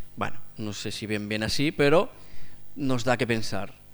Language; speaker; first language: Spanish; non-native, local second language; Catalan